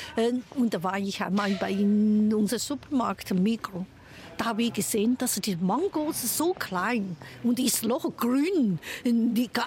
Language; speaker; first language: German; non-native, fluent; Chinese